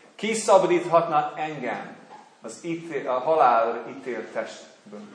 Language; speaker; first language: Hungarian; non-native, fluent; English